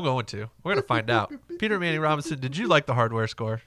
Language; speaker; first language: English; native; English